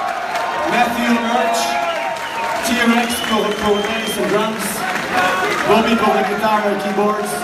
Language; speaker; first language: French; non-native, learner; Finnish